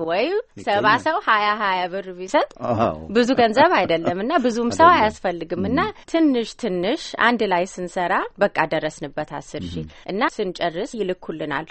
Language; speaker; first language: Amharic; early bilingual, heritage; Amharic